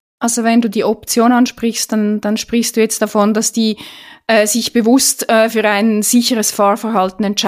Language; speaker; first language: German; native; German